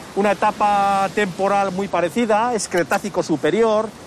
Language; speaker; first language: Spanish; native; Spanish